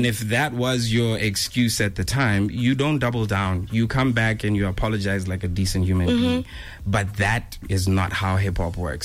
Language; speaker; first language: English; non-native, local second language; Tswana